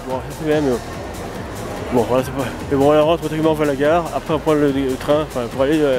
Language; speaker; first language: French; native; French